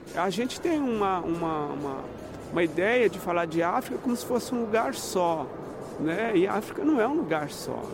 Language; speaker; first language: Portuguese; native; Portuguese